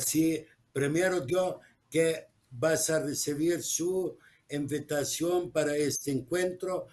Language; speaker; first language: Spanish; non-native, fluent; Arabic